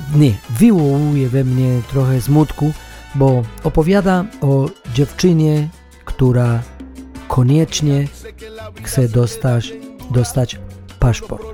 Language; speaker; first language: Polish; native; Polish